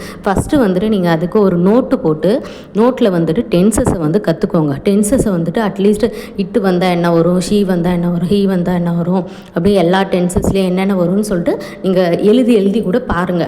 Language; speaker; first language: Tamil; native; Tamil